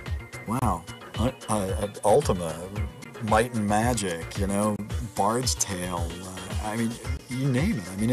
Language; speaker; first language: English; native; English